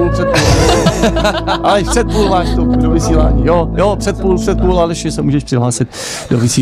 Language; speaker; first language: Czech; native; Czech